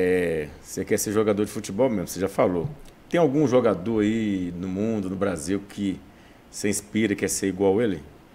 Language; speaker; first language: Portuguese; native; Portuguese